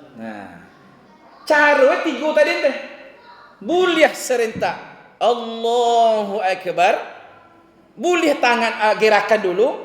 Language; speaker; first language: Malay; non-native, local second language; Minangkabau